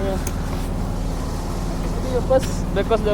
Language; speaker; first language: English; non-native, learner; Indonesian